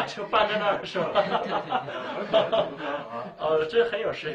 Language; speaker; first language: Chinese; non-native, fluent; English